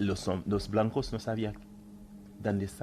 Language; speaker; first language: Spanish; non-native, fluent; Haitian Creole